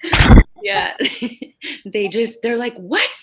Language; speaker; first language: English; native; English